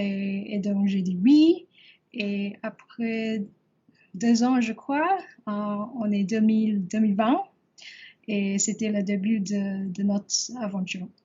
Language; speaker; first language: French; non-native, learner; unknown